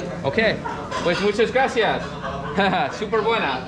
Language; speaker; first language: Spanish; non-native, learner; English